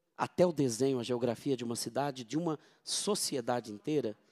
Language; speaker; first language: Portuguese; native; Portuguese